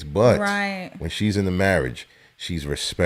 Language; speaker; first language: English; native; English